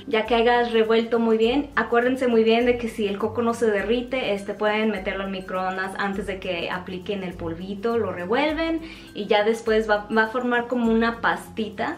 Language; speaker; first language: Spanish; native; Spanish